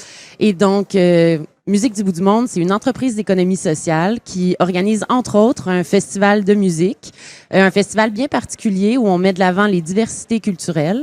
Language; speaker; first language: French; native; French